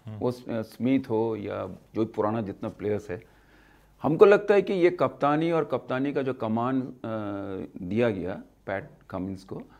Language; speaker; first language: Hindi; native; Hindi